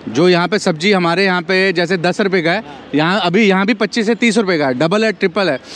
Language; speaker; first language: Hindi; native; Hindi